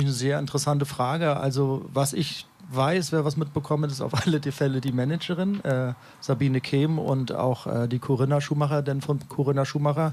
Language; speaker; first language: German; native; German